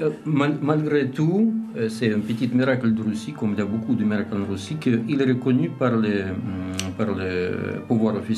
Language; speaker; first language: French; non-native, learner; Russian